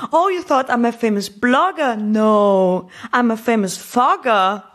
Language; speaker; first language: English; non-native, learner; German